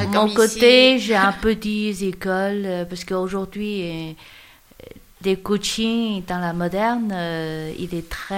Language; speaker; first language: French; non-native, learner; Chinese